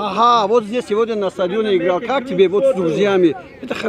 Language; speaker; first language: Russian; non-native, local second language; Tajik